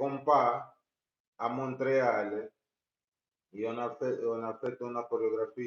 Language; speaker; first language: Italian; non-native, learner; Portuguese